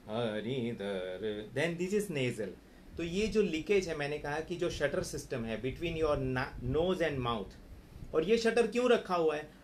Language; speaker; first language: Hindi; non-native, local second language; Gujarati